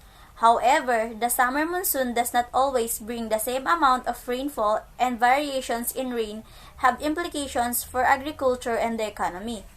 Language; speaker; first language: English; non-native, local second language; Filipino